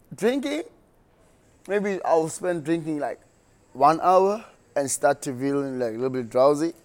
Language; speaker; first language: English; non-native, local second language; Xhosa